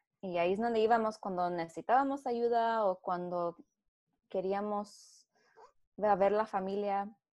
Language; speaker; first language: Spanish; early bilingual, heritage; Spanish